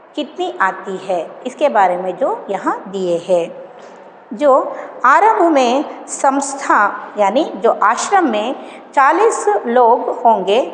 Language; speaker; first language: Hindi; non-native, local second language; Kannada